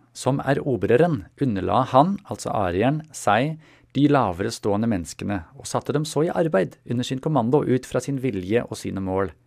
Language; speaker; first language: Norwegian; non-native, fluent; German